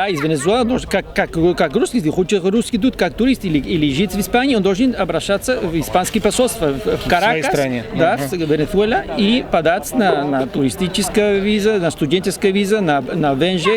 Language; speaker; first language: Russian; non-native, fluent; Spanish